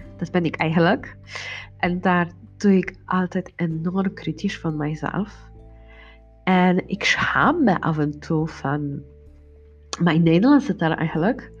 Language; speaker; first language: Dutch; non-native, learner; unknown